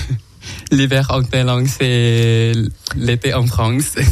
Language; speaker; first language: French; non-native, learner; Thai